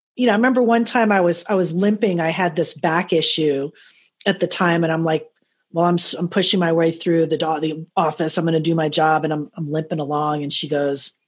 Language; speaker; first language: English; native; English